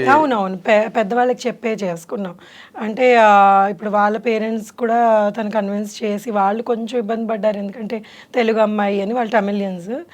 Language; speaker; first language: Telugu; native; Telugu